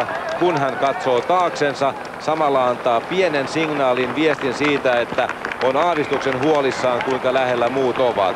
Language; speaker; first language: Finnish; native; Finnish